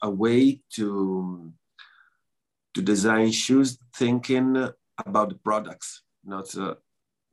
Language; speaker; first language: English; non-native, learner; Italian